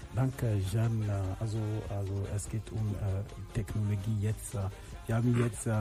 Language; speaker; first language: German; non-native, fluent; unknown